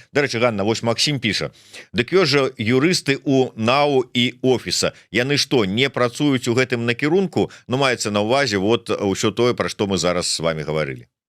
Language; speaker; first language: Belarusian; non-native, local second language; Russian